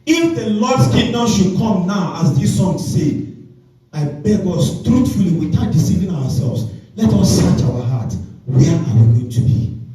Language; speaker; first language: English; non-native, local second language; Yoruba